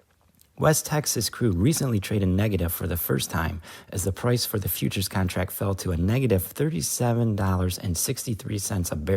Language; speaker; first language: English; native; English